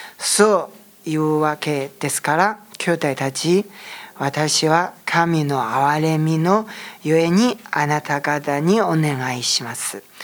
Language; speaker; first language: Japanese; non-native, fluent; Chinese